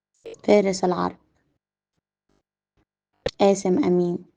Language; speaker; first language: Arabic; native; Arabic